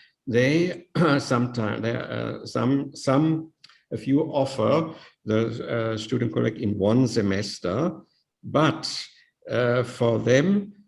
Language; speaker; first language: English; non-native, fluent; Indonesian